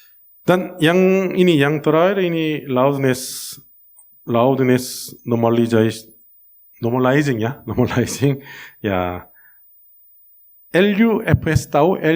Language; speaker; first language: Indonesian; non-native, fluent; Korean